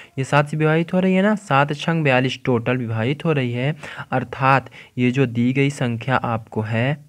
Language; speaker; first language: Hindi; native; Hindi